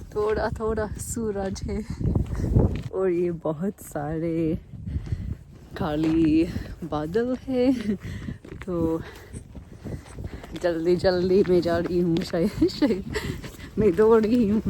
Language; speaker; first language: Hindi; non-native, learner; English